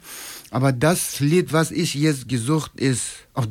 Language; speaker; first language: German; non-native, learner; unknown